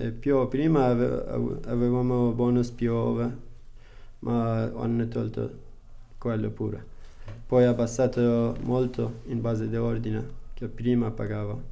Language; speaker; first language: Italian; non-native, learner; Persian